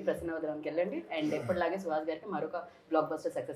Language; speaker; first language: Telugu; native; Telugu